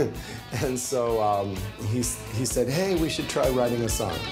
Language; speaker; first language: English; native; English